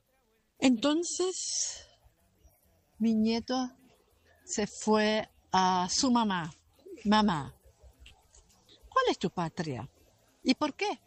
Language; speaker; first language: Spanish; non-native, local second language; German